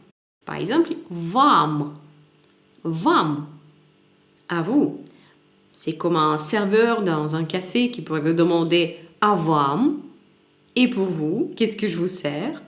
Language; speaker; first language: French; non-native, fluent; Russian